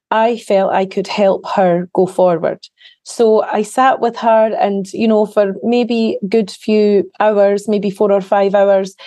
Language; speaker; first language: English; native; English